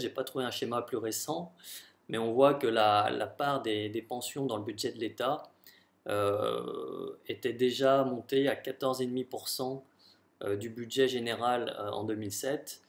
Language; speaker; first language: French; native; French